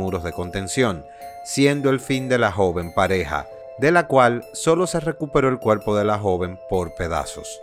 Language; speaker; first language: Spanish; native; Spanish